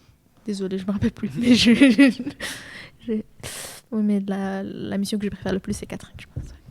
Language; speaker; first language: French; non-native, fluent; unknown